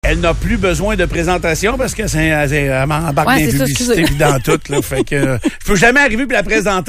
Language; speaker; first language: French; native; French